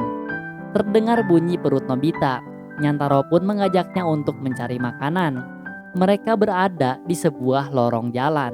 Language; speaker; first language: Indonesian; native; Indonesian